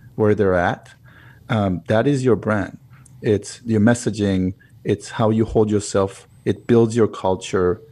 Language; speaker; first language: English; non-native, fluent; Hebrew